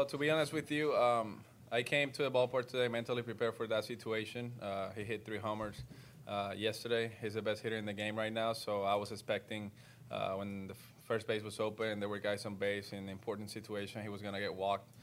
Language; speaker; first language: English; non-native, local second language; Spanish